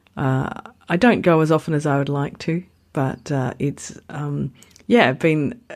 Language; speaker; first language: English; native; English